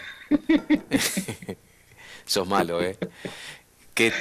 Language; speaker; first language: Spanish; native; Spanish